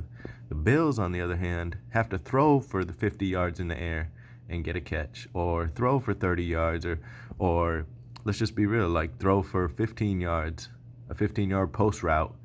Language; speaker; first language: English; native; English